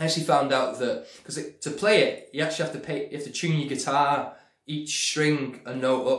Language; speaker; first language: English; native; English